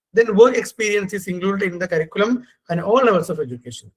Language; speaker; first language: English; non-native, local second language; Malayalam